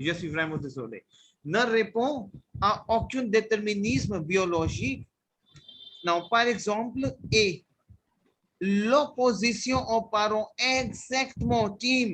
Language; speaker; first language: French; non-native, fluent; Hindi